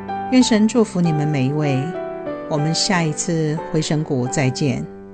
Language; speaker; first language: Chinese; native; Chinese